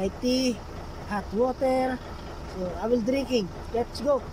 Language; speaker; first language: English; non-native, local second language; Filipino